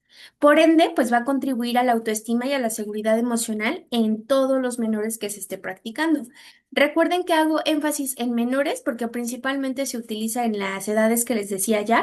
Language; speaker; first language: Spanish; native; Spanish